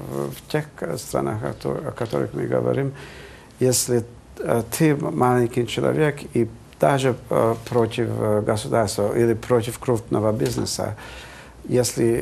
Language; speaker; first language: Russian; non-native, fluent; Hungarian